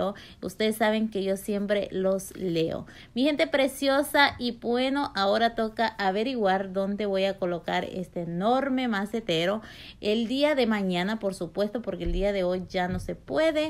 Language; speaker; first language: Spanish; native; Spanish